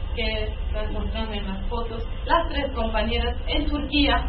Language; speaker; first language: Spanish; non-native, learner; Kurdish